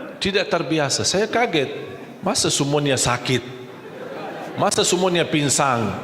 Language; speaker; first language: Indonesian; non-native, fluent; Arabic